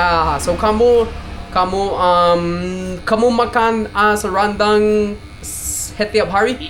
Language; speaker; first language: Indonesian; non-native, learner; English